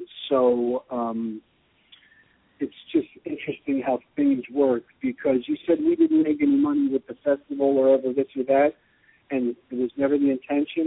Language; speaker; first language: English; native; English